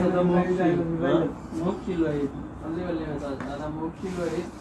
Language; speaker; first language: Arabic; non-native, learner; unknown